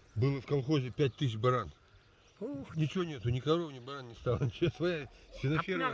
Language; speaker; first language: Russian; native; Russian